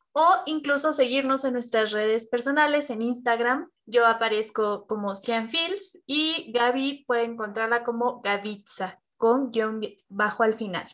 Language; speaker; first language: Spanish; native; Spanish